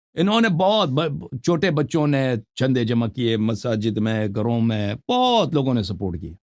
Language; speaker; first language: Urdu; non-native, fluent; Persian